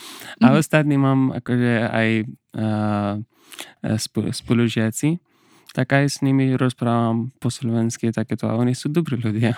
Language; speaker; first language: Slovak; non-native, learner; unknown